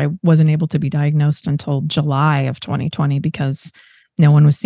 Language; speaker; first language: English; native; English